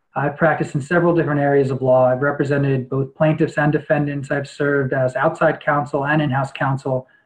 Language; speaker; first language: English; native; English